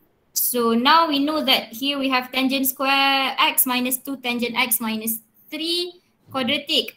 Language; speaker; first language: English; non-native, local second language; Malay